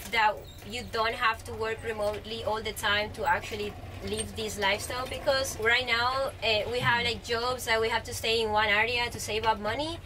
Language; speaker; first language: English; non-native, fluent; Spanish